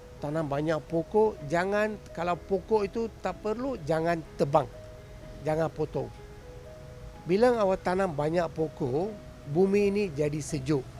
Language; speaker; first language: Malay; non-native, local second language; Tamil